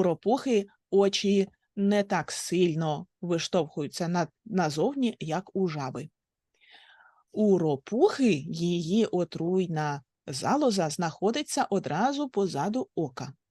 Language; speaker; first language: Ukrainian; native; Ukrainian